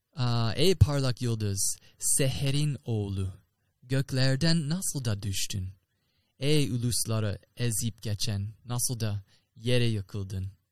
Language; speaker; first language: Turkish; non-native, learner; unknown